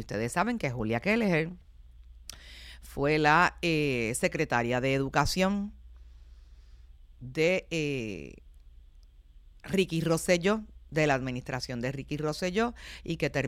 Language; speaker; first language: Spanish; native; Spanish